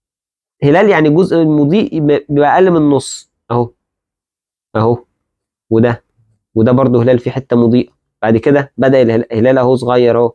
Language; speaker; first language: Arabic; native; Arabic